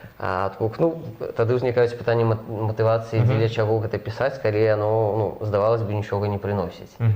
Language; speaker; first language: Belarusian; non-native, local second language; Russian